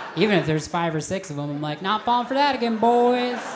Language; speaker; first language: English; native; English